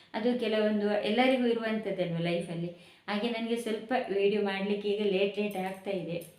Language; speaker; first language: Kannada; native; Kannada